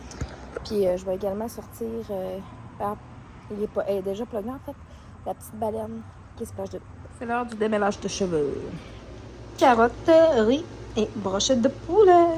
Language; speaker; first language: French; native; French